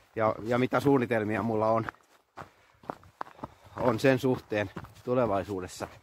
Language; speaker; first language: Finnish; native; Finnish